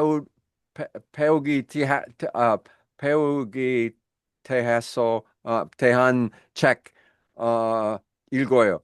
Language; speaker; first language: Korean; non-native, learner; English